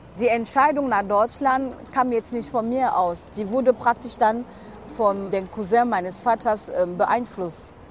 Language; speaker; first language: German; non-native, fluent; French